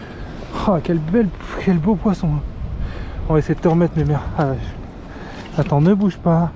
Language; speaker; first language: French; native; French